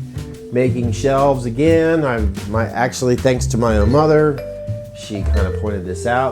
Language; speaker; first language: English; native; English